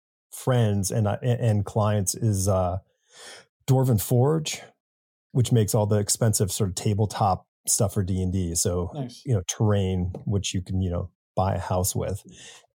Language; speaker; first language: English; native; English